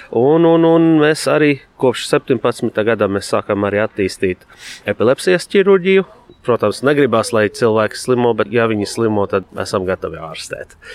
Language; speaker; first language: Latvian; non-native, fluent; Arabic